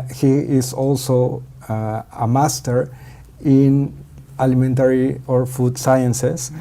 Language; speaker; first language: English; non-native, fluent; Spanish